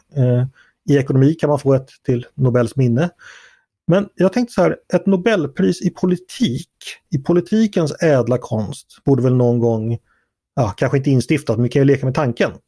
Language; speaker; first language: Swedish; native; Swedish